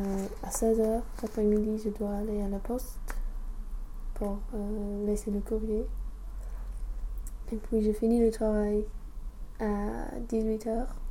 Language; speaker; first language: French; non-native, fluent; English